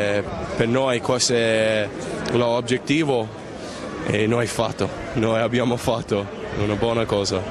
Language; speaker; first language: Italian; non-native, learner; Spanish